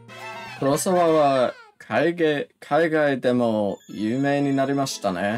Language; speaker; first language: Japanese; non-native, learner; English